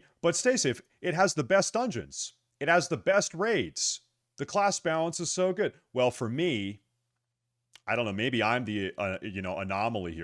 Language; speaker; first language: English; native; English